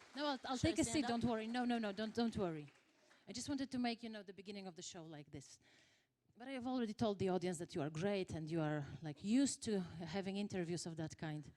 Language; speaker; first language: English; non-native, fluent; Polish